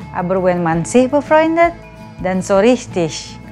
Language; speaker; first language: German; non-native, fluent; Indonesian